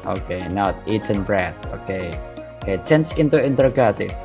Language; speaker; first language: English; non-native, fluent; Indonesian